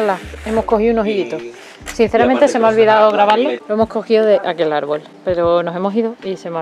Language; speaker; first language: Spanish; native; Spanish